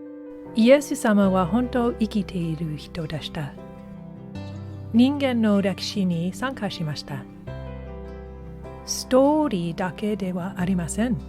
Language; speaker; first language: Japanese; non-native, learner; English